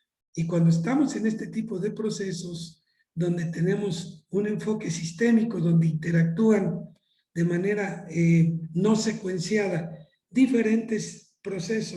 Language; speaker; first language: Spanish; native; Spanish